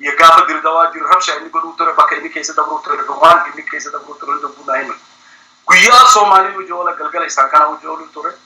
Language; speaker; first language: Oromo; early bilingual, heritage; Somali